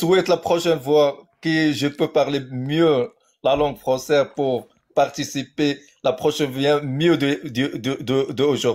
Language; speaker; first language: French; non-native, learner; Arabic